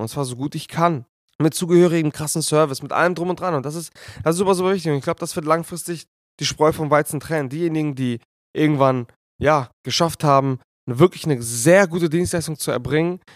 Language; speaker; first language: German; native; German